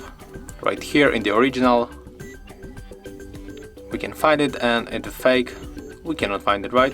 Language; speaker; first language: English; non-native, fluent; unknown